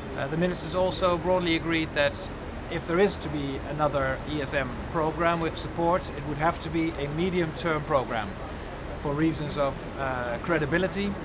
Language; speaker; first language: English; non-native, fluent; Dutch